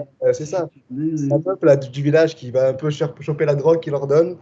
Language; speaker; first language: French; native; French